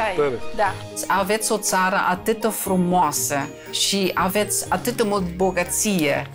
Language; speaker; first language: Romanian; non-native, fluent; Dutch